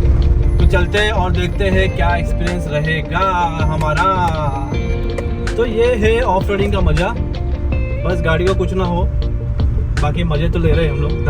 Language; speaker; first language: Hindi; native; Hindi